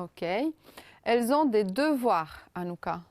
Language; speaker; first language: French; non-native, fluent; Romanian